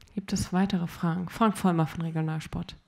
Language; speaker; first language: German; native; German